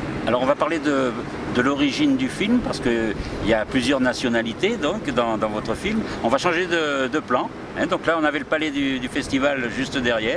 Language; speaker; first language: French; native; French